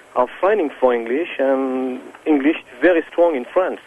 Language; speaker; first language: English; non-native, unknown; French